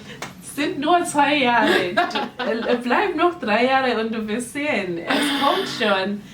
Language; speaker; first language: German; non-native, fluent; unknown